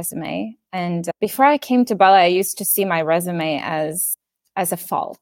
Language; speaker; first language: English; non-native, fluent; Norwegian